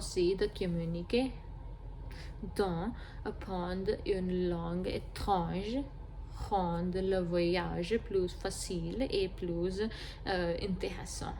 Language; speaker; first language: French; non-native, learner; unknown